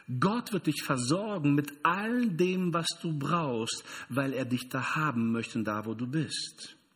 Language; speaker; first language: German; non-native, fluent; Portuguese